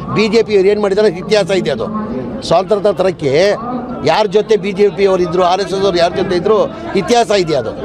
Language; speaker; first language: Kannada; non-native, local second language; Urdu